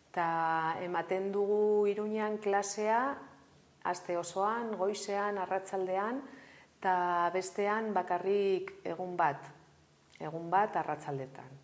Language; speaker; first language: Basque; non-native, local second language; Spanish